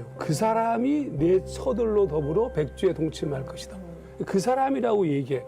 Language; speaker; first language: Korean; native; Korean